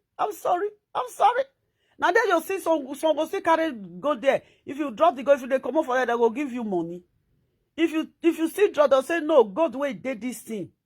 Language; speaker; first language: Nigerian Pidgin; non-native, local second language; Bini